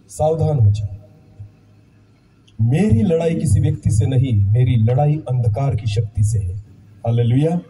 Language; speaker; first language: Hindi; non-native, local second language; Marathi